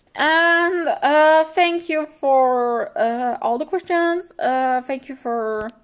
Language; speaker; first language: English; non-native, fluent; Polish